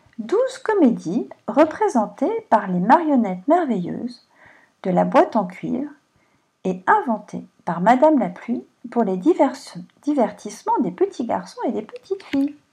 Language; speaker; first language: French; native; French